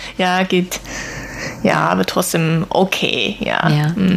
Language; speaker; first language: German; non-native, learner; Chinese